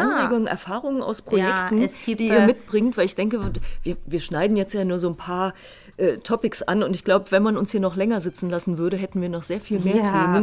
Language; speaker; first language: German; native; German